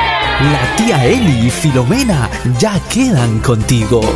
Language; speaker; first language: Spanish; native; Spanish